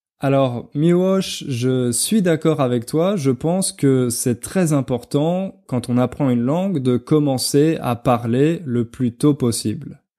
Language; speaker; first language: French; native; French